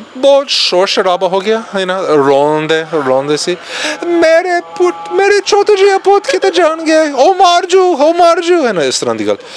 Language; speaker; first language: Punjabi; non-native, fluent; English